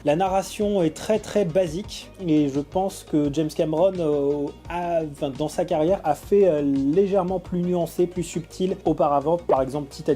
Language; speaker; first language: French; native; French